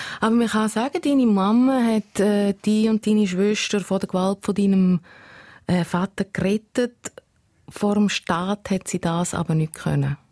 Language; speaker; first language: German; native; German